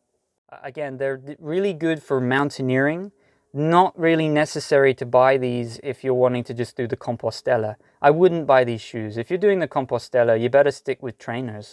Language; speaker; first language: English; native; English